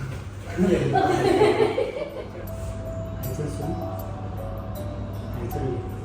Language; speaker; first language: Vietnamese; non-native, learner; Hindi